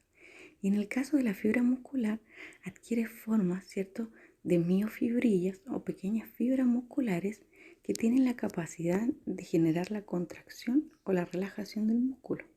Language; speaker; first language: Spanish; native; Spanish